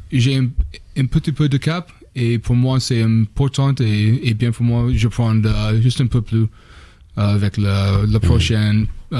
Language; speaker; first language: French; non-native, learner; English